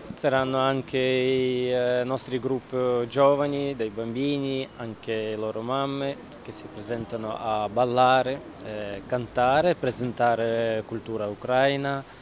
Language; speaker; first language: Italian; non-native, learner; Ukrainian